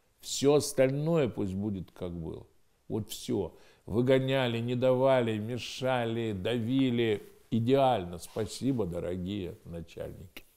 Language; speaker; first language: Russian; native; Russian